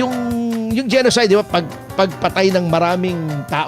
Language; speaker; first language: Filipino; native; Filipino